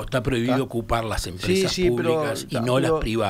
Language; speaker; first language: Spanish; native; Spanish